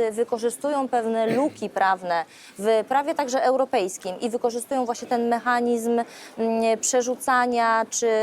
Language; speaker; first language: Polish; native; Polish